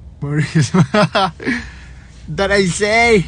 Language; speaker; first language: English; non-native, learner; Thai